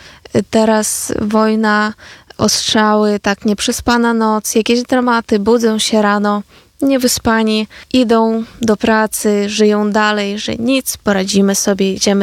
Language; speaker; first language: Polish; non-native, fluent; Ukrainian